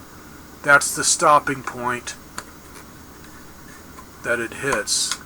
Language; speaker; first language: English; native; English